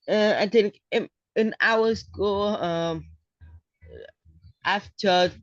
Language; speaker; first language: English; non-native, learner; Vietnamese